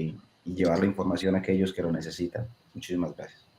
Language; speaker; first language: Spanish; native; Spanish